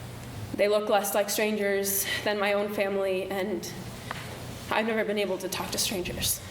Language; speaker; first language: English; native; English